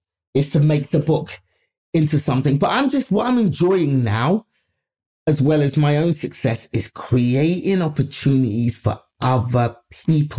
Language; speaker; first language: English; native; English